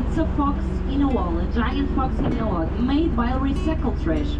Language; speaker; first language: English; non-native, fluent; Portuguese